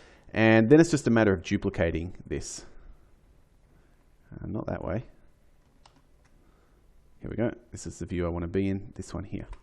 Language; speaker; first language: English; native; English